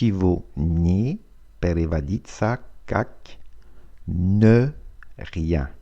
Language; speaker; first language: Russian; non-native, fluent; French